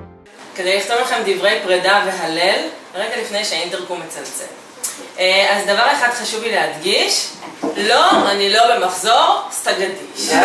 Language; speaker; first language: Hebrew; native; Hebrew